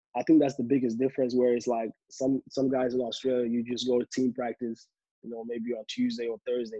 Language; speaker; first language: English; native; English